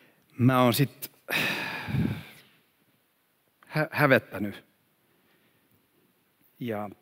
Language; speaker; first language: Finnish; non-native, fluent; Swedish